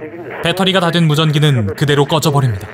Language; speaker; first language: Korean; native; Korean